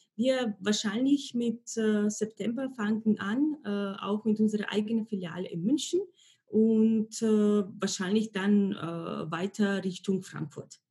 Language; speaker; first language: German; non-native, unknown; Slovenian